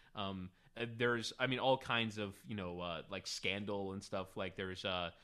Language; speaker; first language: English; early bilingual, other home language; Spanish